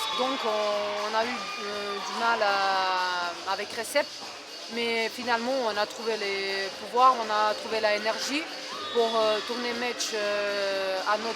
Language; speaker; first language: French; non-native, fluent; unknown